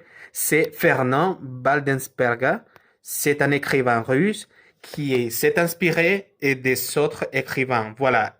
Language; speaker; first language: French; non-native, learner; Spanish